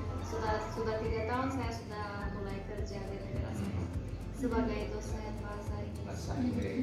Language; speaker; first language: Indonesian; non-native, fluent; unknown